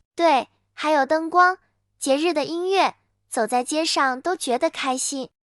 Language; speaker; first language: Chinese; native; Chinese